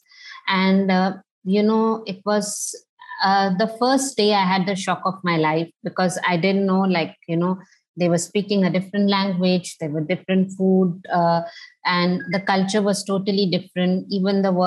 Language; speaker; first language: English; non-native, local second language; Hindi